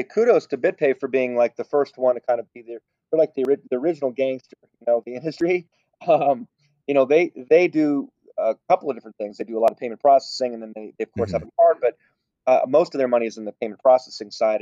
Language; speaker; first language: English; native; English